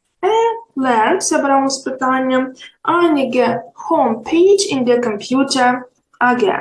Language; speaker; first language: German; non-native, fluent; Ukrainian